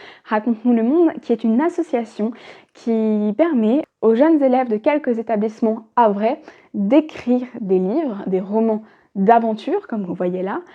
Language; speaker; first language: French; native; French